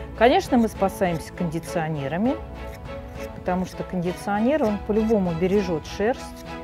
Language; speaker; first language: Russian; native; Russian